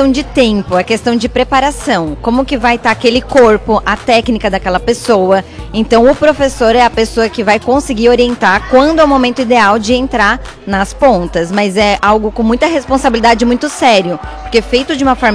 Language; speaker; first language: Portuguese; native; Portuguese